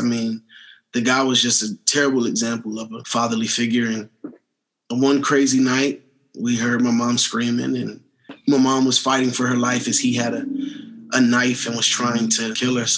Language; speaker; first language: English; native; English